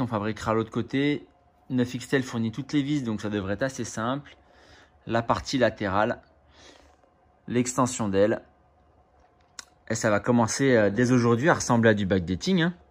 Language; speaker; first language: French; native; French